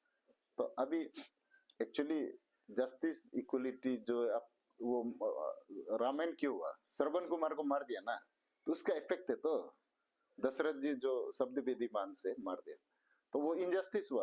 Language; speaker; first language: Hindi; non-native, local second language; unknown